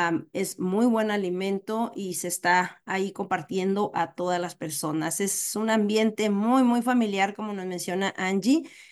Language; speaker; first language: Spanish; native; Spanish